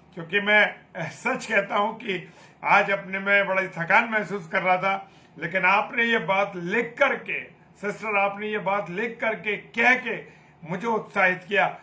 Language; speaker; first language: Hindi; native; Hindi